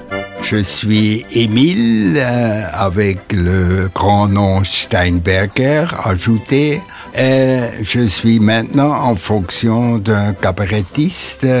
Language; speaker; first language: French; non-native, local second language; German